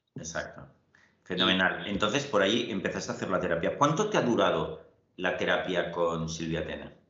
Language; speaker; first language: Spanish; native; Spanish